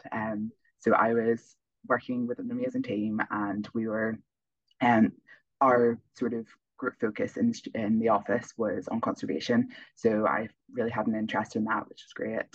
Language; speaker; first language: English; native; English